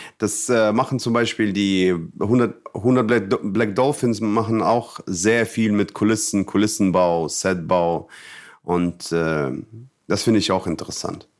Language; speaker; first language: German; non-native, fluent; Russian